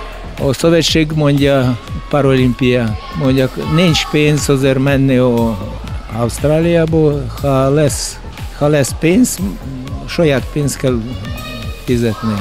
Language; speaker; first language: Hungarian; non-native, learner; Russian